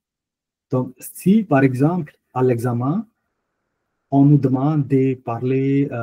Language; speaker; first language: French; non-native, fluent; Hindi